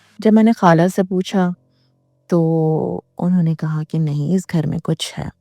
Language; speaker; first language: Urdu; native; Urdu